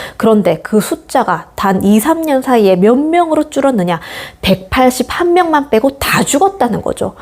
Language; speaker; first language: Korean; native; Korean